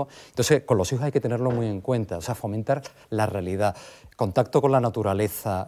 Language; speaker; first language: Spanish; native; Spanish